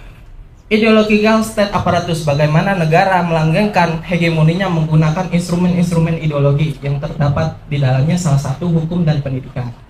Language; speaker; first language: Indonesian; native; Indonesian